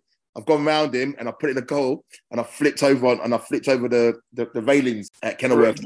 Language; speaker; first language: English; native; English